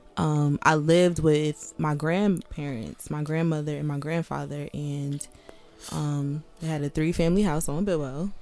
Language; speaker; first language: English; native; English